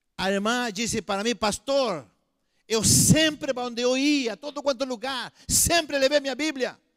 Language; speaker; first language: Portuguese; non-native, fluent; Spanish